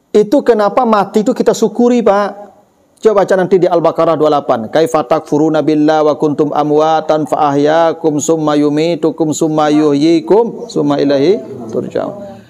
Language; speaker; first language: Malay; non-native, local second language; Minangkabau